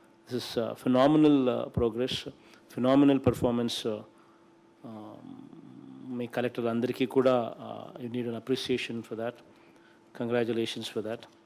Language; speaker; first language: English; non-native, local second language; Telugu